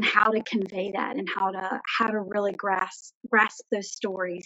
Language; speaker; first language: English; native; English